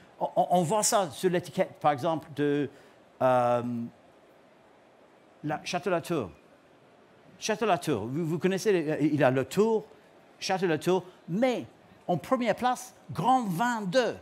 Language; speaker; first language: French; non-native, learner; English